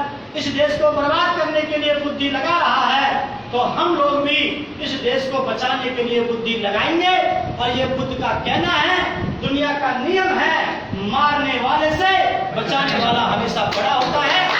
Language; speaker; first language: Hindi; native; Hindi